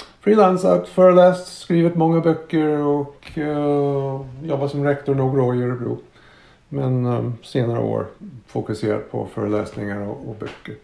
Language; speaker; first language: Swedish; non-native, fluent; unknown